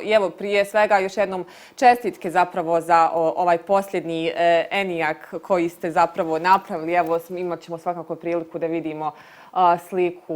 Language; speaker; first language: Bosnian; native; Bosnian